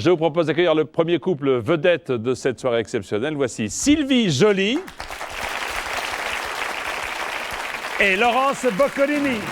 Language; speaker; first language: French; native; French